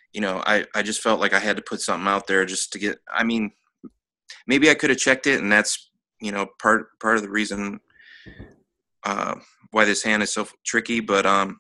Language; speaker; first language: English; native; English